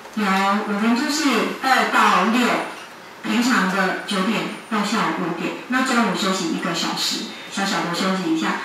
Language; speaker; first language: Chinese; native; Chinese